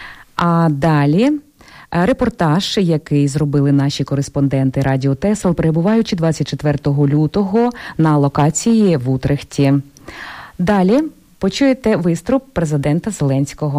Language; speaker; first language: Ukrainian; native; Ukrainian